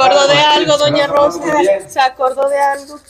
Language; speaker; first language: Spanish; native; Spanish